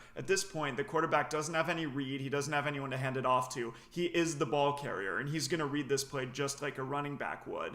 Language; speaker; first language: English; native; English